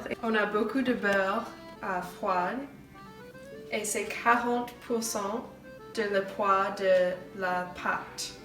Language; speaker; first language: French; non-native, learner; English